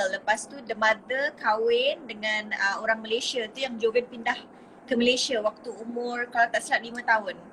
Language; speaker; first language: Malay; native; Malay